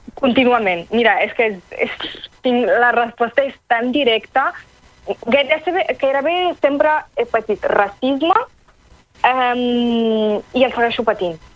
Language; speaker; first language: Catalan; early bilingual, other home language; Arabic